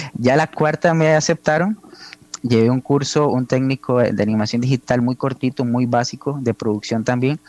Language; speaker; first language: Spanish; native; Spanish